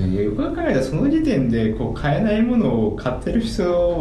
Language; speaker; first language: Japanese; native; Japanese